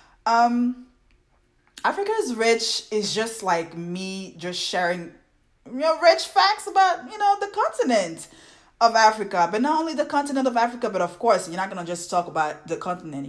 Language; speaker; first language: English; non-native, fluent; French